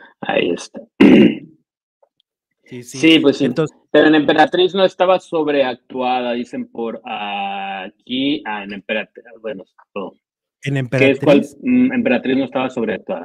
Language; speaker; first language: Spanish; native; Spanish